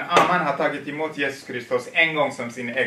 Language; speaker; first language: Swedish; non-native, fluent; Tigrinya